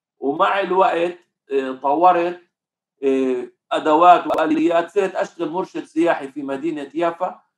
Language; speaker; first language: Arabic; native; Arabic